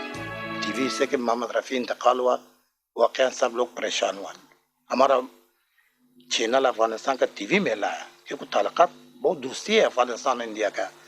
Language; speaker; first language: Hindi; non-native, learner; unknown